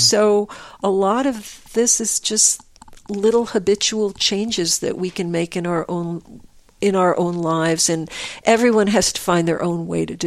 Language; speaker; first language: English; native; English